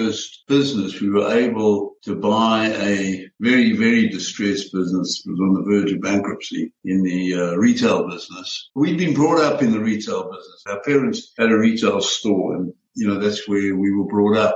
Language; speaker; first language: English; native; English